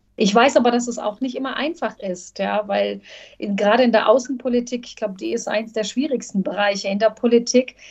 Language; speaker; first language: German; early bilingual, other home language; Bosnian